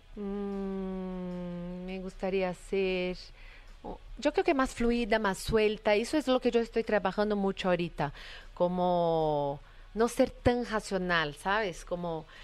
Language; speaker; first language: Spanish; non-native, fluent; Portuguese